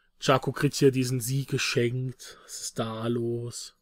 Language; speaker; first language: German; native; German